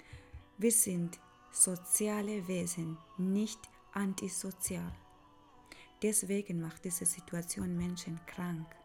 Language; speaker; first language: German; non-native, fluent; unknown